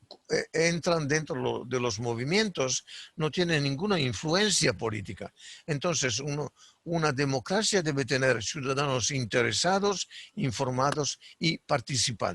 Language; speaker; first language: Spanish; non-native, fluent; Italian